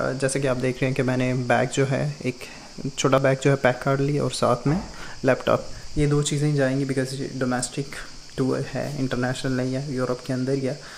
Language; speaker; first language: Urdu; non-native, local second language; Punjabi